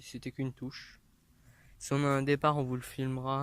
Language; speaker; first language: French; native; French